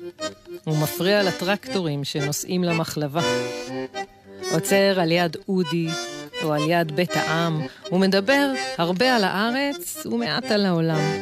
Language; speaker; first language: Hebrew; native; Hebrew